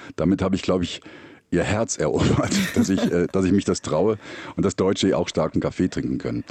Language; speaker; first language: German; native; German